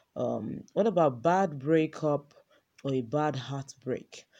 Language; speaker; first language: English; non-native, local second language; Yoruba